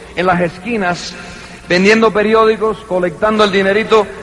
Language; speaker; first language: Spanish; early bilingual, heritage; Spanish